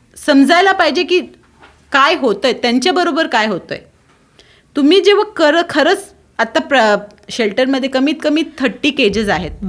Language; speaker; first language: Marathi; non-native, local second language; Tulu